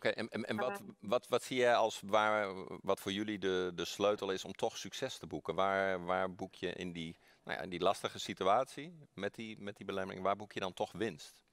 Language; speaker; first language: Dutch; native; Dutch